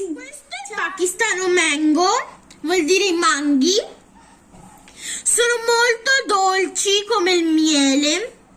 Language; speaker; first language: Italian; early bilingual, other home language; Urdu